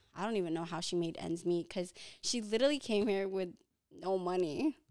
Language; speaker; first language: English; early bilingual, other home language; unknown